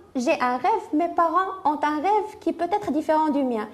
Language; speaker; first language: French; non-native, local second language; Arabic